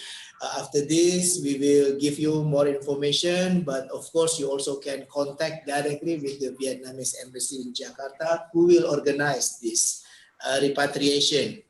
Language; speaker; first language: English; non-native, fluent; Indonesian